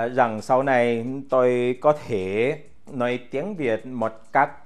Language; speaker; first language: Vietnamese; non-native, learner; English